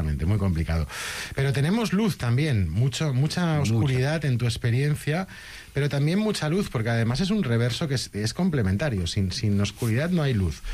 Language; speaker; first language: Spanish; non-native, local second language; Catalan